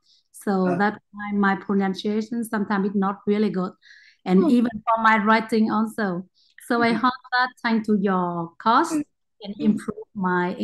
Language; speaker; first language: English; non-native, learner; Vietnamese